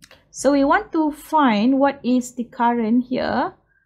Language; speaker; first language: English; non-native, local second language; Malay